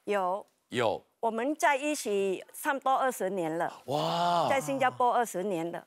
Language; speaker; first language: Chinese; non-native, fluent; Thai